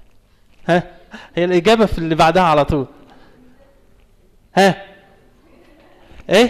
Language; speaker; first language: Arabic; native; Arabic